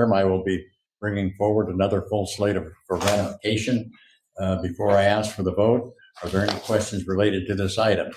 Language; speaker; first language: English; native; English